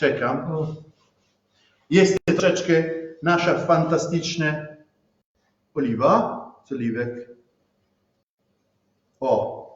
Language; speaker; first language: Polish; non-native, learner; Italian